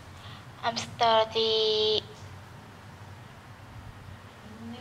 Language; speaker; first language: English; non-native, learner; Vietnamese